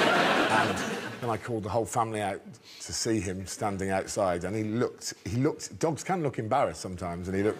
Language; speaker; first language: English; native; English